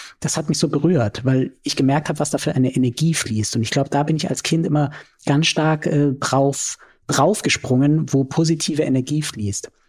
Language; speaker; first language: German; native; German